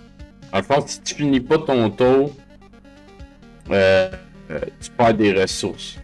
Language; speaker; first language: French; native; French